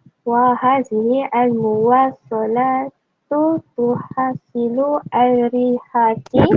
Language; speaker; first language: Arabic; non-native, learner; Malay